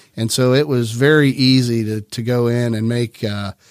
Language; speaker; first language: English; native; English